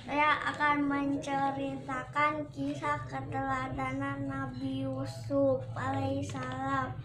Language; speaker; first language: Indonesian; native; Indonesian